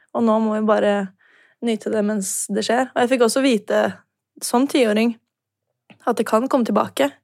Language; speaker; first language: Norwegian; native; Norwegian